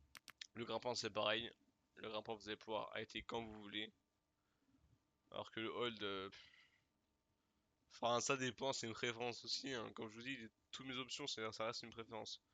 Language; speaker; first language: French; native; French